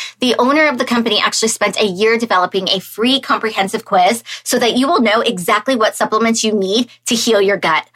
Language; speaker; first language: English; native; English